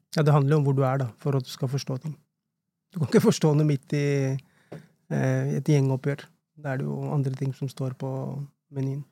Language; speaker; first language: Norwegian; early bilingual, other home language; Urdu